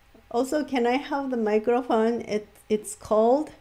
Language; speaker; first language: English; non-native, fluent; Japanese